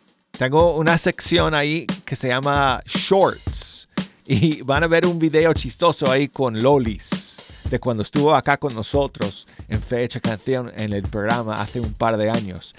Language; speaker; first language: Spanish; native; Spanish